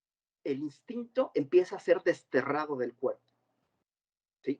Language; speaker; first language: Spanish; native; Spanish